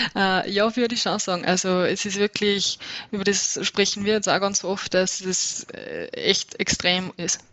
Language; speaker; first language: German; native; German